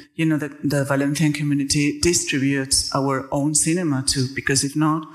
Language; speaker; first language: English; non-native, fluent; Spanish